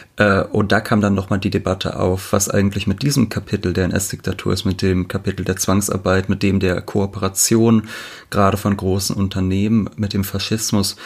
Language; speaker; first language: German; native; German